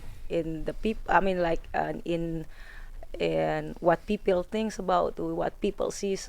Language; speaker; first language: English; non-native, fluent; Indonesian